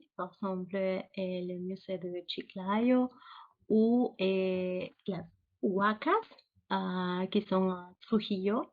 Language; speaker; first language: French; non-native, fluent; Spanish